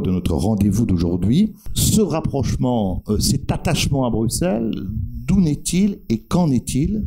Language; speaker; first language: French; native; French